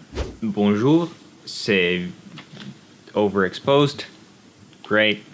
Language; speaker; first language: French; non-native, learner; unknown